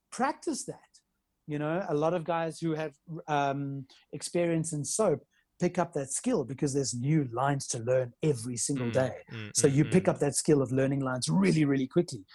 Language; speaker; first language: English; native; English